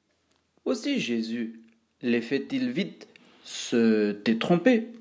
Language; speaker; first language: French; native; French